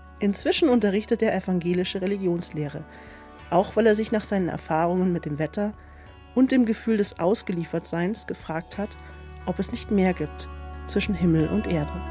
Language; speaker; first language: German; native; German